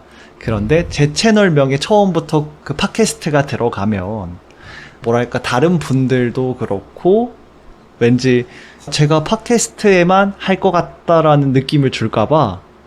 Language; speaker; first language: Korean; native; Korean